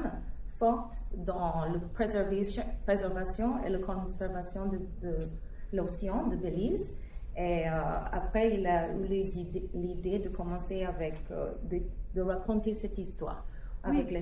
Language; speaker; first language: French; non-native, fluent; English